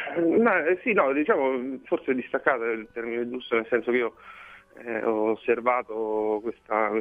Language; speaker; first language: Italian; native; Italian